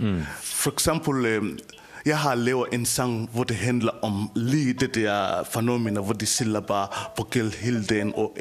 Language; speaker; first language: Danish; non-native, fluent; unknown